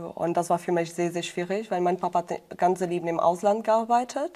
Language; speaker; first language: German; non-native, fluent; Portuguese